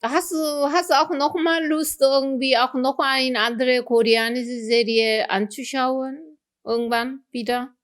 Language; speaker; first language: German; non-native, fluent; Korean